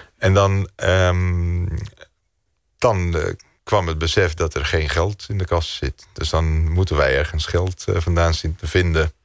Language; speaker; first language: Dutch; non-native, fluent; Greek